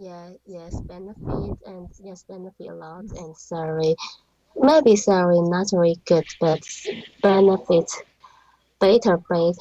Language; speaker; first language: English; non-native, learner; Chinese